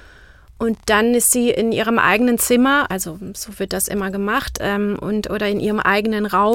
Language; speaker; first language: German; non-native, fluent; Czech